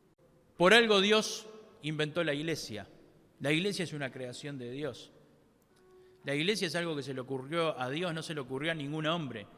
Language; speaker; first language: Spanish; native; Spanish